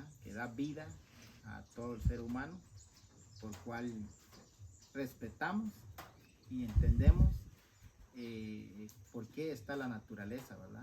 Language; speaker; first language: Spanish; non-native, local second language; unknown